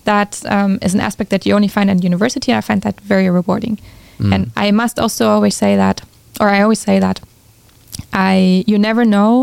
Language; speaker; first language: English; non-native, fluent; German